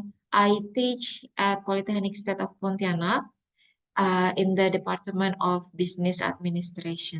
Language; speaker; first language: English; non-native, fluent; Indonesian